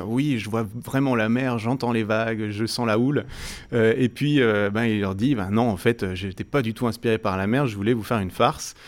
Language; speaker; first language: French; native; French